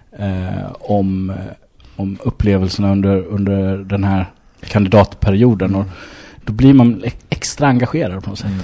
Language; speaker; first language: Swedish; early bilingual, other home language; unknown